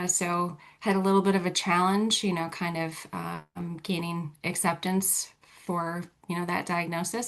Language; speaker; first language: English; native; English